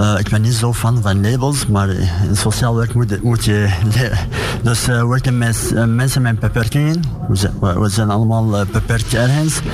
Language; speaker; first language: Dutch; non-native, learner; Arabic